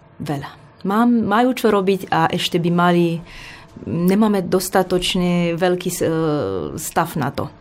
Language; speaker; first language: Slovak; non-native, fluent; Romanian